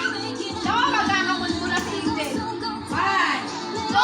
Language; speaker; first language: Filipino; non-native, local second language; Cebuano